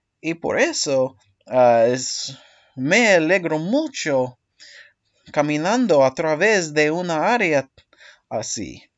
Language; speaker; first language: Spanish; non-native, learner; English